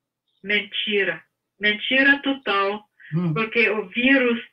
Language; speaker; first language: Portuguese; non-native, fluent; English